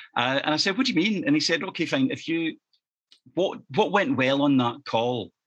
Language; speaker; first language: English; native; English